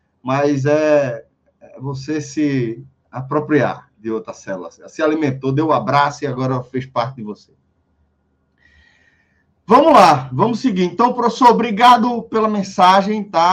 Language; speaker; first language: Portuguese; native; Portuguese